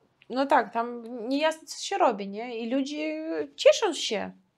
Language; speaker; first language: Polish; non-native, fluent; Russian